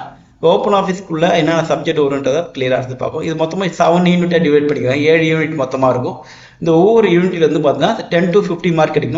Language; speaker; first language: Tamil; native; Tamil